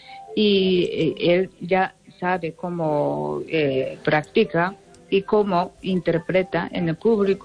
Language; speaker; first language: Spanish; non-native, learner; Japanese